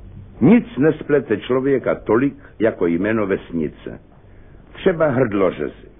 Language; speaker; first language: Czech; native; Czech